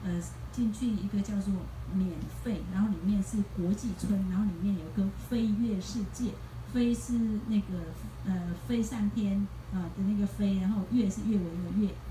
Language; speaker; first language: Chinese; non-native, fluent; Vietnamese